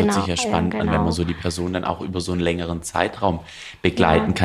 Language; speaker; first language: German; native; German